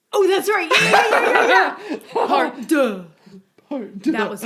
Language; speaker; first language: English; native; English